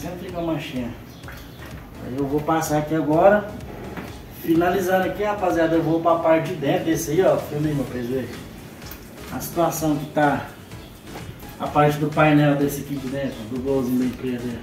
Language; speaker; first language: Portuguese; native; Portuguese